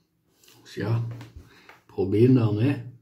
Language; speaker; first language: Dutch; non-native, learner; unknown